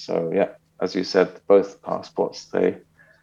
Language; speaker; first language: English; native; English